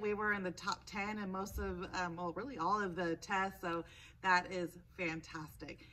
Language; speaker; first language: English; native; English